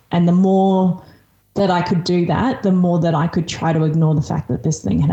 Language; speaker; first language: English; early bilingual, other home language; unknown